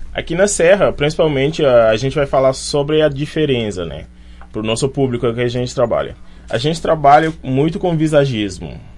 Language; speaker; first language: Portuguese; non-native, fluent; Wolof